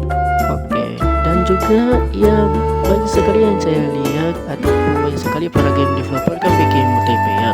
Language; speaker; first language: Indonesian; native; Indonesian